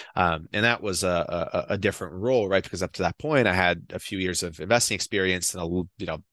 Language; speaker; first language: English; non-native, fluent; Portuguese